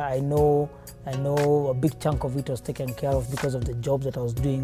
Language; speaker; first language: English; non-native, local second language; Kikuyu